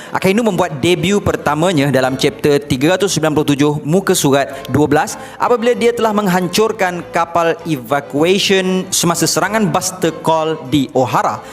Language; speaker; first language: Malay; native; Malay